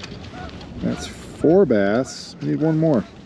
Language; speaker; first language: English; native; English